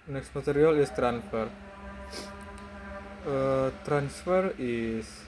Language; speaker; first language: English; non-native, learner; Indonesian